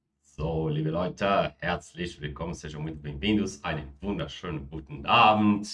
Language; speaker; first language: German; non-native, fluent; Portuguese